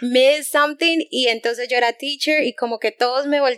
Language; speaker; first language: Spanish; native; Spanish